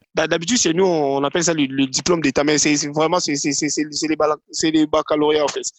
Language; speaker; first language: French; non-native, local second language; Lingala